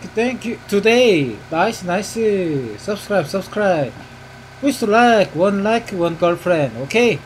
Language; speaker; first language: English; non-native, learner; Korean